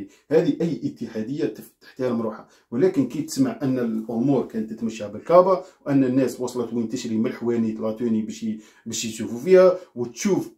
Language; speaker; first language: Arabic; native; Arabic